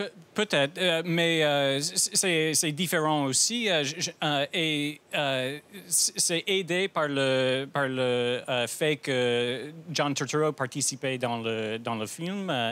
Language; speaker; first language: French; non-native, fluent; English